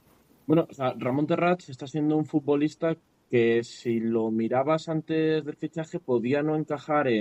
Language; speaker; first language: Spanish; native; Spanish